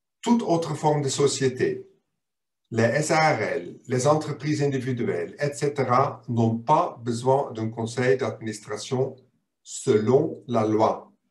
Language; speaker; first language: French; non-native, local second language; German